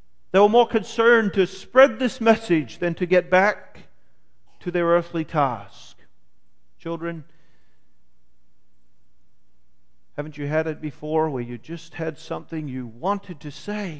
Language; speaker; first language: English; native; English